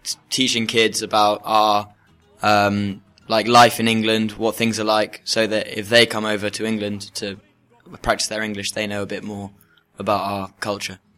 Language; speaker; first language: English; native; English